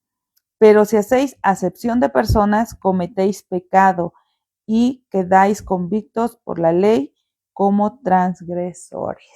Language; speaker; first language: Spanish; native; Spanish